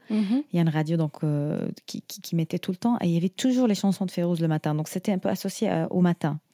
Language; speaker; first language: French; non-native, fluent; Arabic